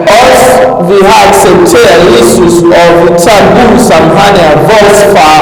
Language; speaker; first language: Swedish; non-native, learner; French